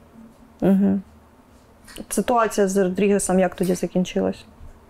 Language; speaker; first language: Ukrainian; native; Ukrainian